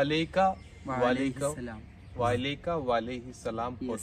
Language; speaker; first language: Hindi; native; Hindi